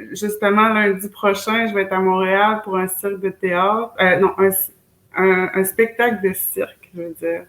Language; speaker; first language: French; native; French